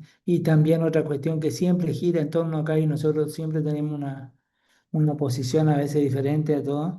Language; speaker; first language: Spanish; native; Spanish